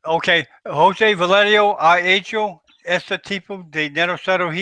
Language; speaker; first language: Spanish; non-native, learner; English